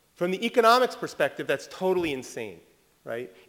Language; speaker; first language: English; early bilingual, other home language; French